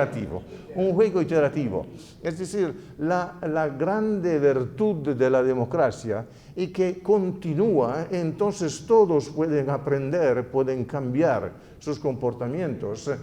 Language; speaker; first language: Spanish; non-native, fluent; Italian